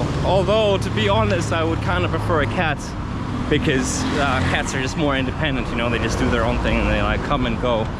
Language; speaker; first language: English; non-native, fluent; Finnish